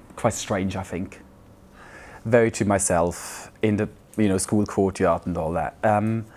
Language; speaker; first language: English; non-native, fluent; Swiss German